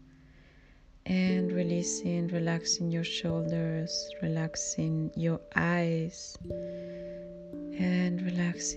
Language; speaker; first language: English; non-native, fluent; Spanish